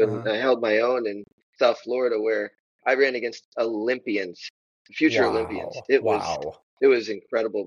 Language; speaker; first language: English; native; English